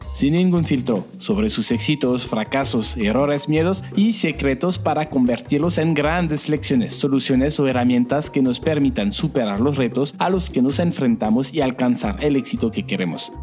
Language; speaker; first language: Spanish; non-native, fluent; French